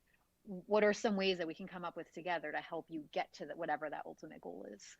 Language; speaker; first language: English; native; English